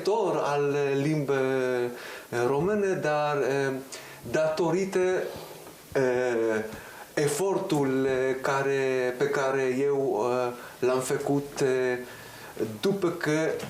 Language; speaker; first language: Romanian; early bilingual, heritage; Hebrew